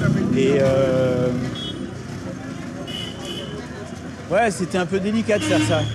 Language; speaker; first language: French; native; French